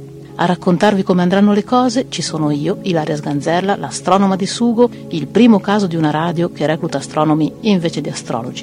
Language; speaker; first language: Italian; native; Italian